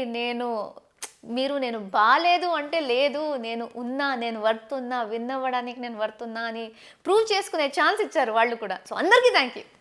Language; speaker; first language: Telugu; non-native, local second language; Tamil